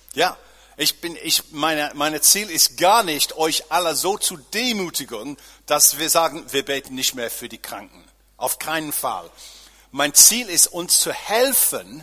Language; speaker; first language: German; non-native, fluent; English